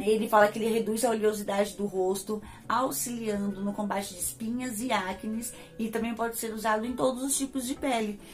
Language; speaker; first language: Portuguese; native; Portuguese